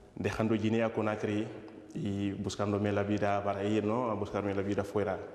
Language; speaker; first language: Spanish; non-native, fluent; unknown